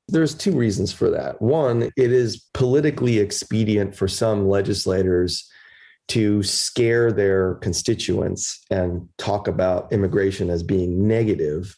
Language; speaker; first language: English; early bilingual, other home language; German